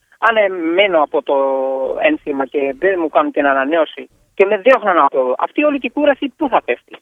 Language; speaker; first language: Greek; non-native, fluent; Kashmiri